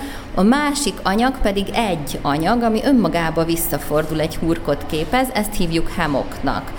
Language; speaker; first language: Hungarian; native; Hungarian